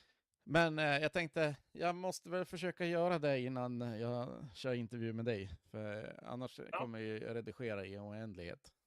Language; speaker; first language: Swedish; native; Swedish